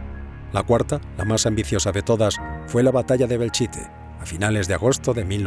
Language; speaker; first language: Spanish; native; Spanish